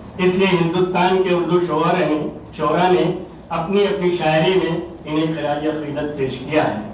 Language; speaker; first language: Urdu; native; Urdu